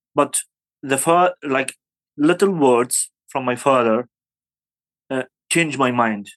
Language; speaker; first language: English; non-native, fluent; Arabic